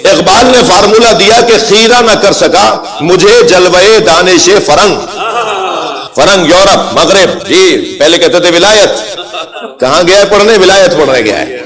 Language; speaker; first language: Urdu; native; Urdu